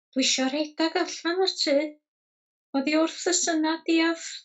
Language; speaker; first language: Welsh; native; Welsh